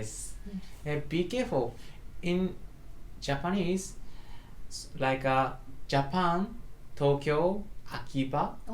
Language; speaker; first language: English; non-native, learner; Japanese